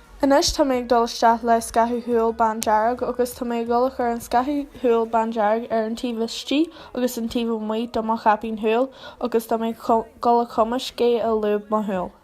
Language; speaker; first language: Irish; non-native, local second language; English